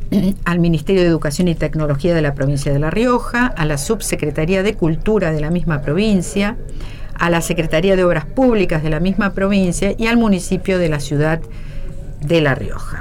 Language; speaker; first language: Spanish; native; Spanish